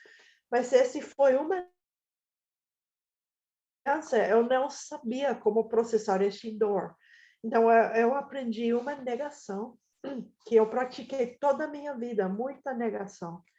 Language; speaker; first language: Portuguese; non-native, fluent; Spanish